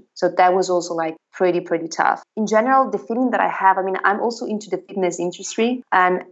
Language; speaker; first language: English; non-native, fluent; Italian